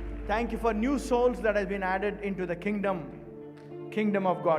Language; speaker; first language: English; non-native, local second language; Telugu